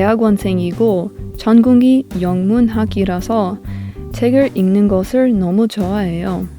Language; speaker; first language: Korean; non-native, learner; English